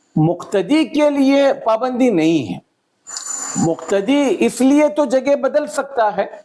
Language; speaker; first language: Urdu; native; Urdu